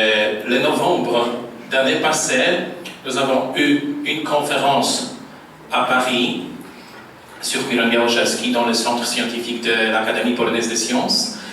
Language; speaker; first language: French; non-native, fluent; Polish